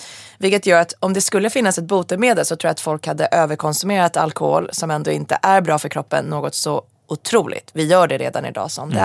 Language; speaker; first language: Swedish; native; Swedish